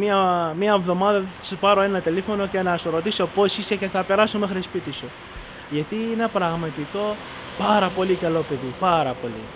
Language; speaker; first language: Greek; non-native, learner; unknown